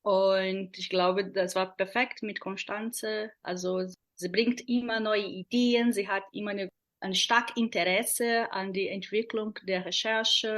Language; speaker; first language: German; non-native, fluent; Portuguese